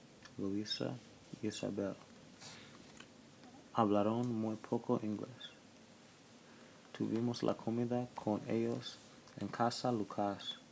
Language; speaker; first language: Spanish; non-native, learner; English